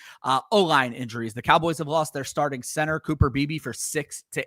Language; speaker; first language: English; native; English